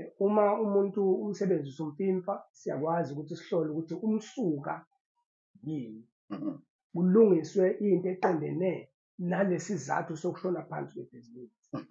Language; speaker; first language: Zulu; native; Zulu